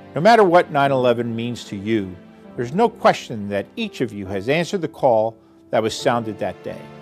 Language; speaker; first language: English; native; English